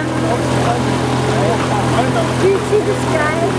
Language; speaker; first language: English; non-native, learner; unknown